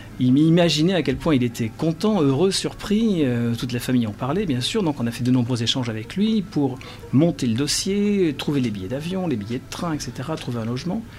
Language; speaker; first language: French; native; French